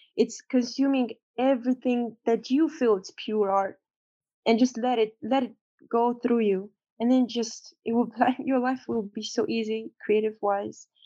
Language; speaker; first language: English; non-native, fluent; Romanian